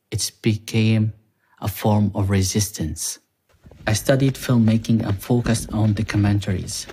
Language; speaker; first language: English; non-native, fluent; Arabic